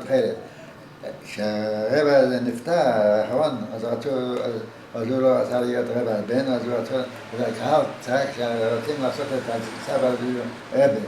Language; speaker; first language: Hebrew; non-native, fluent; Yiddish